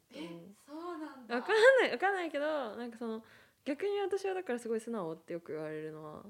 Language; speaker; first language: Japanese; native; Japanese